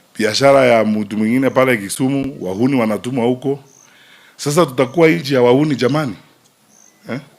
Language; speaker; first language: Swahili; non-native, local second language; Gusii